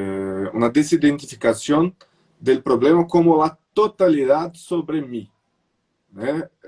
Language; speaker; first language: Spanish; non-native, fluent; Portuguese